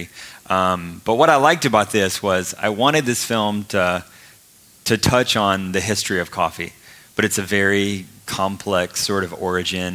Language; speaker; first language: English; native; English